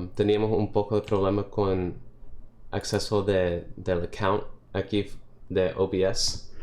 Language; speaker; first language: Spanish; early bilingual, other home language; English